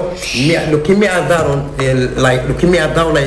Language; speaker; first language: Spanish; non-native, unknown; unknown